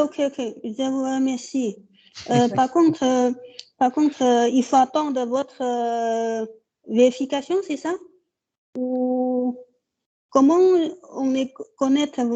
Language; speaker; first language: French; non-native, learner; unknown